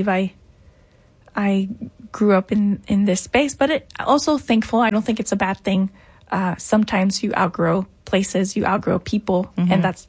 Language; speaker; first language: English; non-native, fluent; Spanish